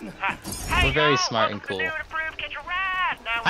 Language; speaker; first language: English; native; English